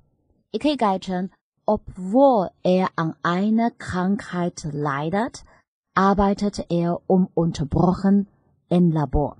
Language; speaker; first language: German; non-native, fluent; Chinese